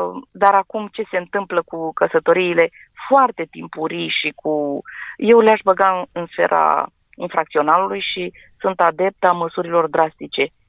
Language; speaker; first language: Romanian; non-native, local second language; Romany